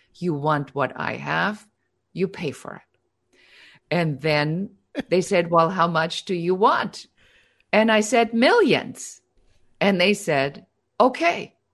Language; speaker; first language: English; non-native, fluent; German